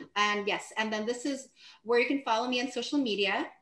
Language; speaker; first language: English; native; English